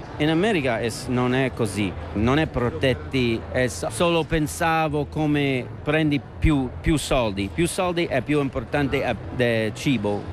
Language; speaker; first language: Italian; non-native, learner; English